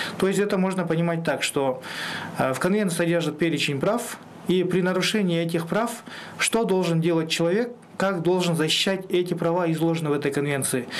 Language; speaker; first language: Russian; non-native, local second language; Kyrgyz